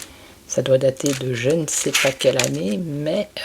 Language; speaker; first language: French; native; French